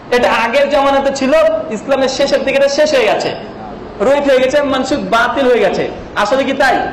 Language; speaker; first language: Bangla; native; Bangla